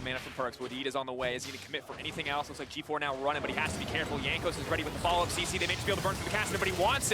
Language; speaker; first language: English; native; English